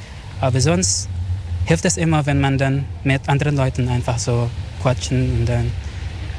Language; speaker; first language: German; non-native, fluent; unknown